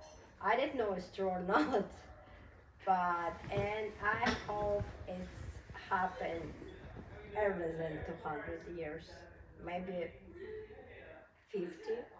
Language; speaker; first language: English; non-native, learner; Russian